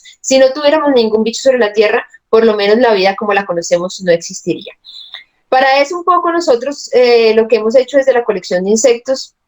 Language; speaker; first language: Spanish; native; Spanish